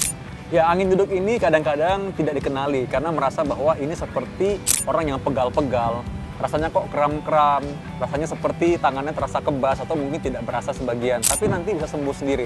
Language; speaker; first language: Indonesian; native; Indonesian